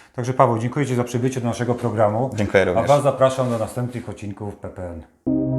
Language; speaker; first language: Polish; native; Polish